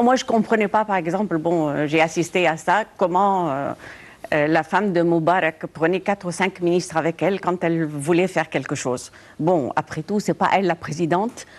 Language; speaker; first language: French; non-native, local second language; Arabic